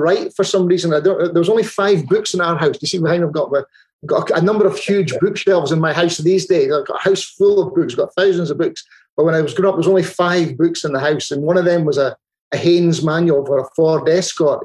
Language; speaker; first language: English; native; English